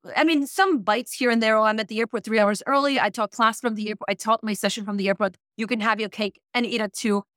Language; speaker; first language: English; non-native, fluent; Polish